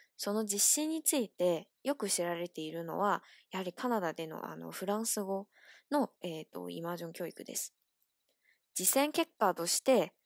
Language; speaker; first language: Japanese; non-native, fluent; Chinese